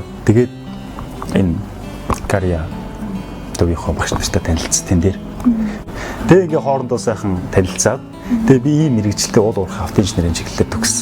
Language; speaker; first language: Mongolian; native; Mongolian